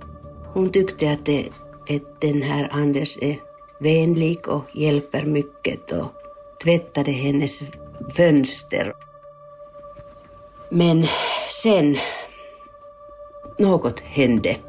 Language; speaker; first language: Swedish; non-native, learner; Finnish